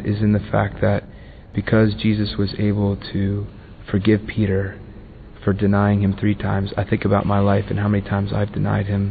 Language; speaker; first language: English; native; English